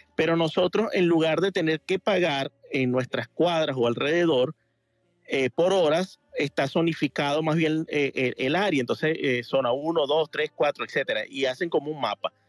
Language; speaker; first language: Spanish; native; Spanish